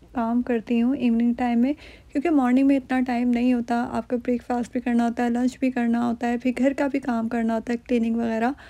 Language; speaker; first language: Urdu; native; Urdu